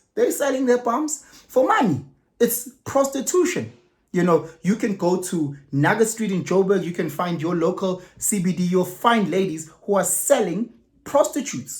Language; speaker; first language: English; non-native, local second language; Zulu